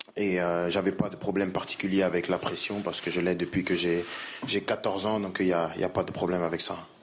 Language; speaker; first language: French; native; French